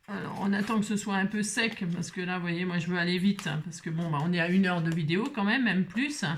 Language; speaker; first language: French; native; French